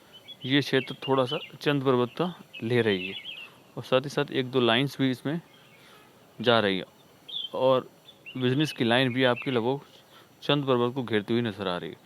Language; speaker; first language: Hindi; native; Hindi